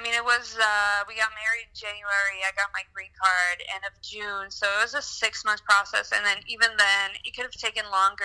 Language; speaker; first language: English; non-native, fluent; French